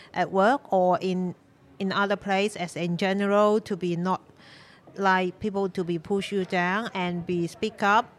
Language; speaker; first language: English; non-native, local second language; Cantonese